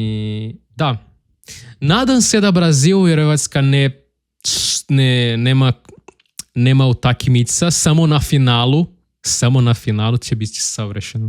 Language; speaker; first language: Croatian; non-native, learner; Portuguese